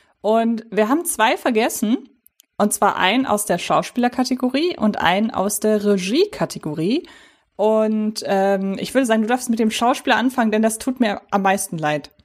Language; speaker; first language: German; native; German